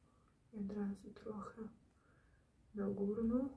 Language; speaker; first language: Polish; non-native, learner; Ukrainian